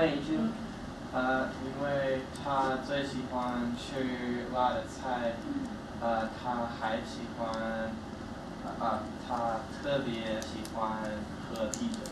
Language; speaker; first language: Chinese; non-native, learner; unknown